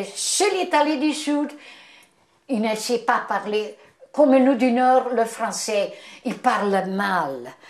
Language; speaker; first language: French; non-native, fluent; Italian